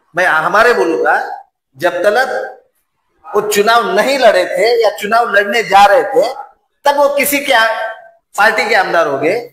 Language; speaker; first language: Hindi; non-native, local second language; Marathi